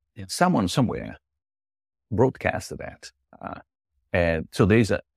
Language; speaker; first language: English; non-native, fluent; Italian